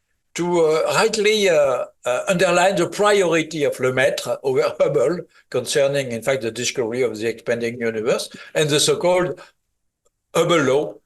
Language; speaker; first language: English; non-native, fluent; French